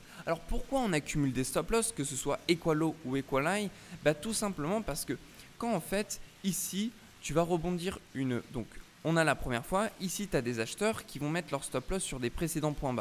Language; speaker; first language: French; native; French